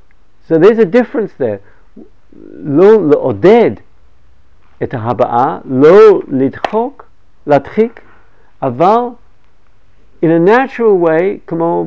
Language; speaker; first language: Hebrew; non-native, fluent; English